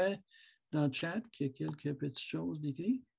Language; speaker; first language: French; native; French